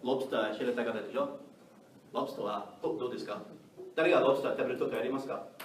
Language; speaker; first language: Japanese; non-native, learner; English